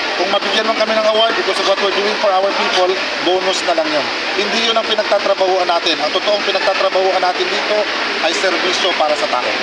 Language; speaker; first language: Filipino; non-native, local second language; Maguindanaon